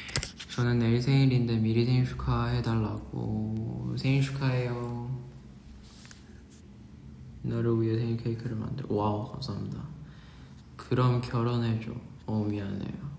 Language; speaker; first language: Korean; non-native, fluent; Chinese